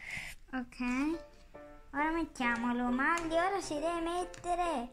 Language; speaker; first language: Italian; early bilingual, other home language; Sinhala